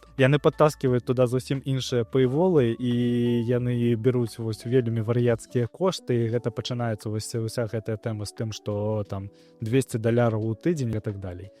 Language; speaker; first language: Belarusian; non-native, local second language; Russian